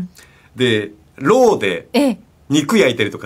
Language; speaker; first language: Japanese; native; Japanese